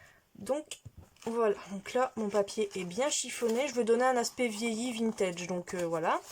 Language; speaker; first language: French; native; French